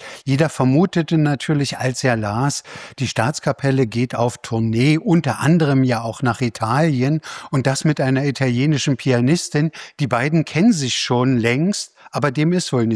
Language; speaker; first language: German; native; German